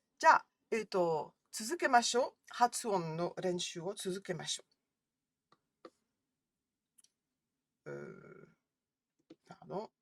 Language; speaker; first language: Japanese; non-native, fluent; French